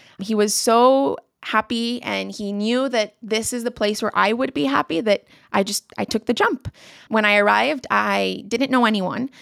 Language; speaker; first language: English; non-native, local second language; Spanish